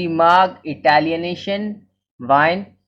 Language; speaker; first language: German; non-native, fluent; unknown